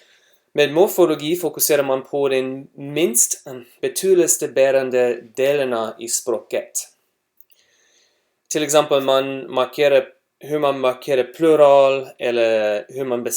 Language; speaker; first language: Swedish; non-native, learner; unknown